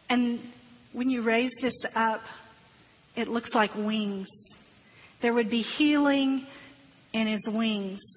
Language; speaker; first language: English; native; English